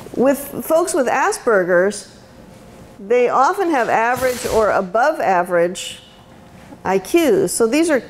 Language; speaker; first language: English; native; English